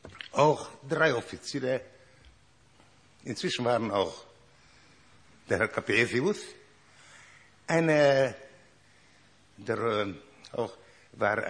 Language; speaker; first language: German; non-native, learner; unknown